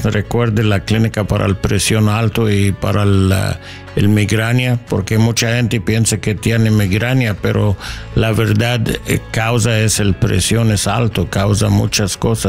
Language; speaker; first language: Spanish; non-native, learner; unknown